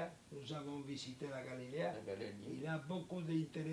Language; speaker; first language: French; non-native, learner; Spanish